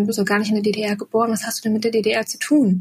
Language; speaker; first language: German; early bilingual, other home language; Vietnamese